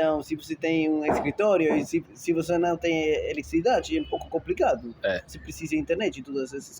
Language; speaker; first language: Portuguese; non-native, fluent; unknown